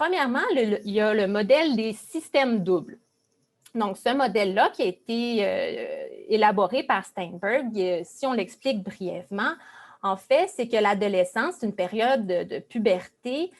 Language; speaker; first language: French; native; French